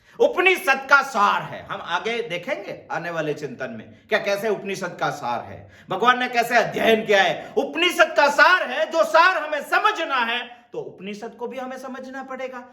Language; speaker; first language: Hindi; non-native, local second language; Gujarati